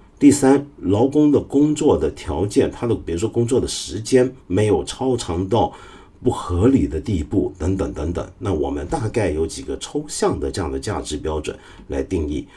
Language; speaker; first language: Chinese; non-native, local second language; Cantonese